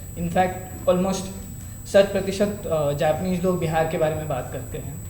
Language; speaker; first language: Hindi; non-native, local second language; Maithili